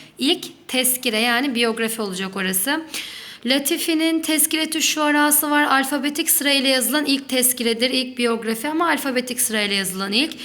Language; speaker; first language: Turkish; native; Turkish